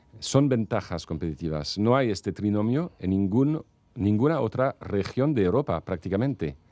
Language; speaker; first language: Spanish; non-native, fluent; French